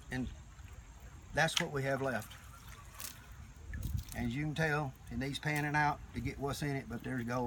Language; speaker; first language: English; native; English